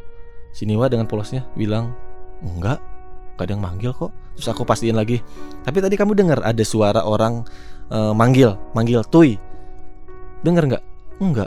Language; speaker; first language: Indonesian; native; Indonesian